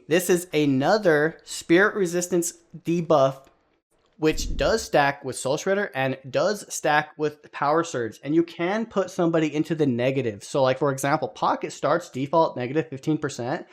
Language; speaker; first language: English; native; English